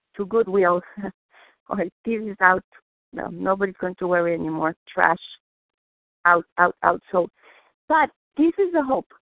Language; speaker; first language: English; non-native, fluent; Spanish